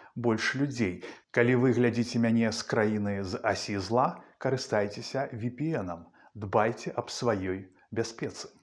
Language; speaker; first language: Belarusian; non-native, local second language; Russian